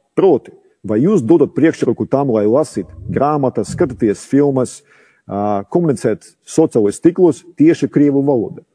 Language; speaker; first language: Latvian; non-native, local second language; Russian